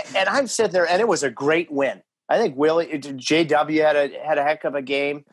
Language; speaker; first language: English; native; English